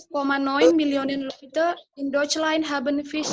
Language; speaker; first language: German; non-native, learner; Indonesian